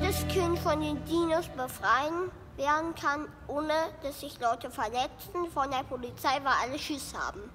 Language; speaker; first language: German; native; German